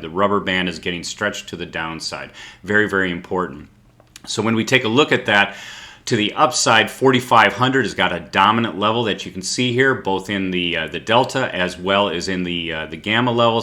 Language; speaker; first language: English; native; English